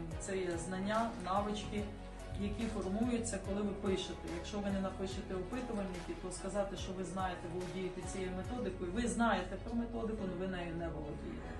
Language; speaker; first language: Ukrainian; native; Ukrainian